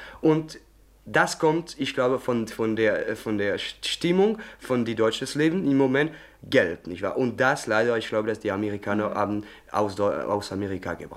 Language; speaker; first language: German; non-native, learner; French